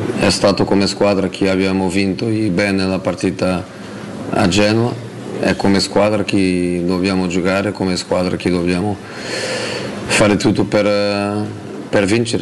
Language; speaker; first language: Italian; non-native, fluent; Portuguese